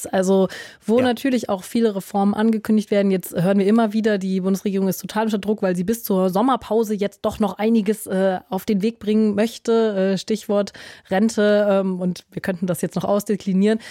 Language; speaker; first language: German; native; German